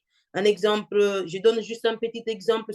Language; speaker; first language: French; non-native, fluent; Portuguese